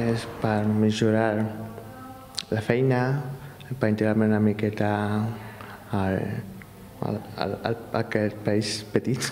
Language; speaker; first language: Catalan; non-native, learner; Spanish